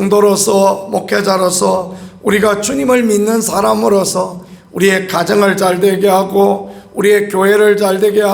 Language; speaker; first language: Korean; native; Korean